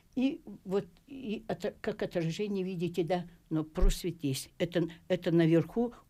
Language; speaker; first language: Russian; native; Russian